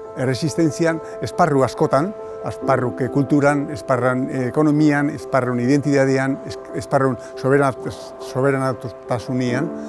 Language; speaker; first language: Basque; early bilingual, other home language; Spanish